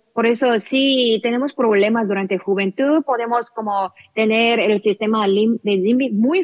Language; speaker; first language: Spanish; non-native, learner; Korean